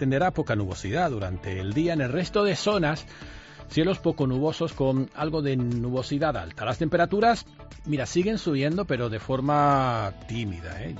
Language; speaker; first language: Spanish; native; Spanish